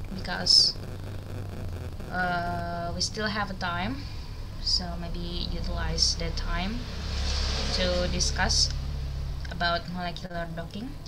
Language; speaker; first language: English; non-native, learner; Indonesian